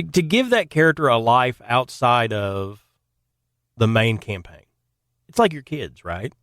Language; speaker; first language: English; native; English